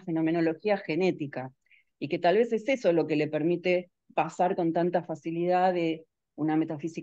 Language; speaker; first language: Spanish; native; Spanish